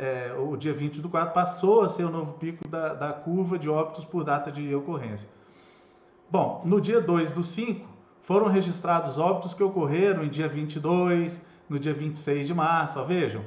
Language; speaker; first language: Portuguese; native; Portuguese